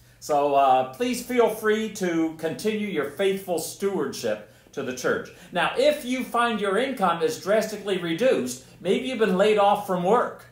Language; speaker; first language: English; native; English